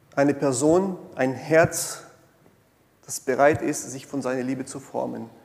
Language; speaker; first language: German; non-native, fluent; Portuguese